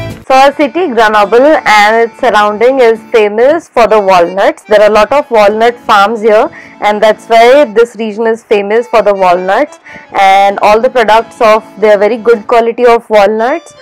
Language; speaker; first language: English; non-native, local second language; Marathi